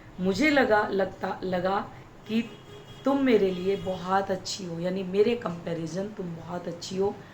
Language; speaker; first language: Hindi; native; Hindi